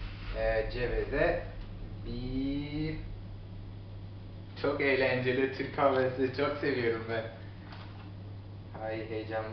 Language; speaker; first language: Turkish; non-native, learner; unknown